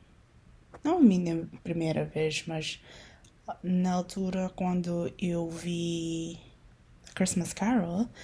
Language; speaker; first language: Portuguese; non-native, learner; Min Nan Chinese